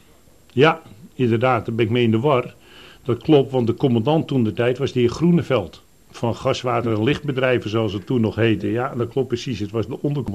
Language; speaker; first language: Dutch; native; Dutch